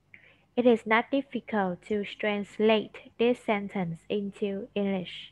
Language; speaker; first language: English; non-native, fluent; Vietnamese